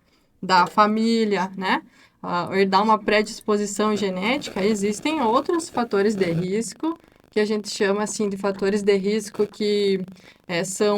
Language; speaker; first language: Portuguese; native; Portuguese